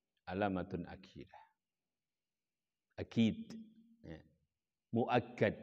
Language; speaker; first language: Arabic; non-native, fluent; Indonesian